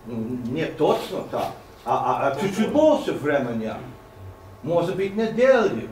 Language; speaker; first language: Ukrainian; non-native, learner; English